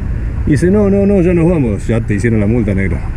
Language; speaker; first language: Spanish; native; Spanish